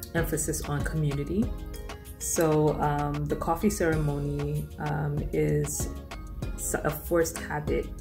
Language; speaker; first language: English; native; English